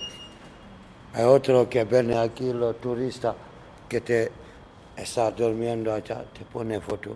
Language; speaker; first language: Spanish; non-native, learner; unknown